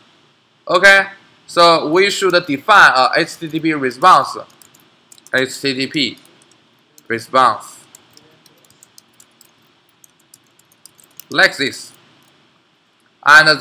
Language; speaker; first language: English; non-native, learner; Chinese